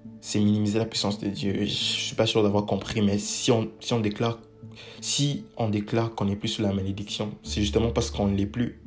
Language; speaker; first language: French; non-native, local second language; Lingala